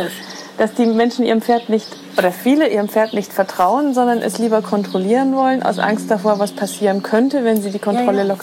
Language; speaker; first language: German; native; German